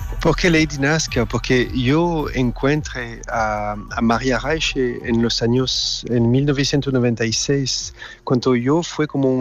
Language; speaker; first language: Spanish; non-native, fluent; French